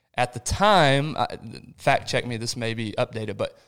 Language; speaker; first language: English; early bilingual, other home language; Portuguese